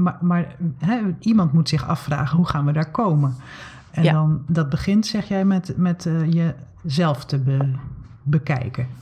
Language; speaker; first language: Dutch; native; Dutch